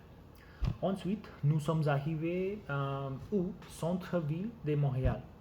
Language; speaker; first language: French; non-native, learner; Gujarati